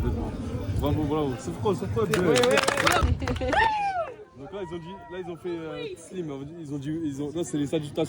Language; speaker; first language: French; native; French